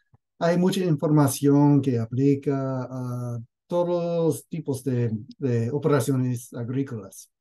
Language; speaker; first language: Spanish; non-native, fluent; English